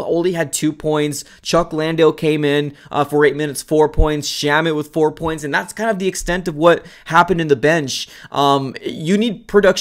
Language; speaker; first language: English; native; English